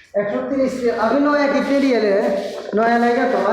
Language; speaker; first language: Hindi; non-native, learner; Bangla